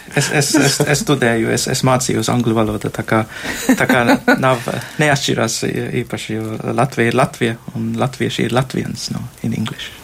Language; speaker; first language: Latvian; non-native, fluent; Sinhala